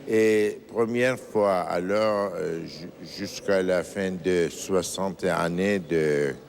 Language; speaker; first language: French; non-native, fluent; Turkish